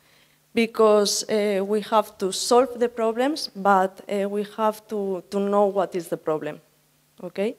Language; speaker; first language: English; non-native, learner; Spanish